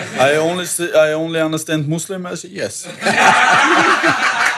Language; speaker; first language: English; non-native, learner; German